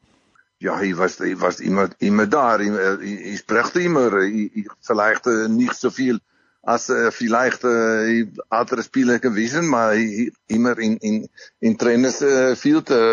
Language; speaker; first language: German; non-native, learner; Dutch